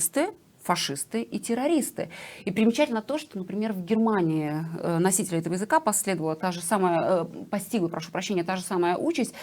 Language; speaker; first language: Russian; native; Russian